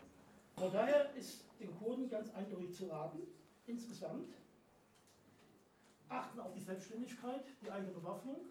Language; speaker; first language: German; native; German